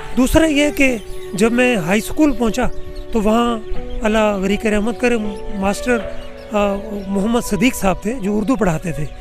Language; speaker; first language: Urdu; non-native, local second language; Saraiki